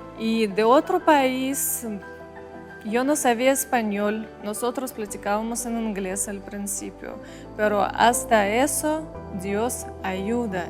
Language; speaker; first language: Spanish; non-native, fluent; Russian